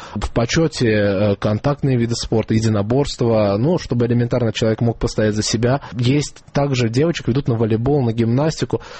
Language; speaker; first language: Russian; non-native, local second language; Azerbaijani